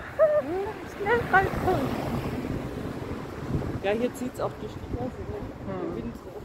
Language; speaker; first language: German; native; German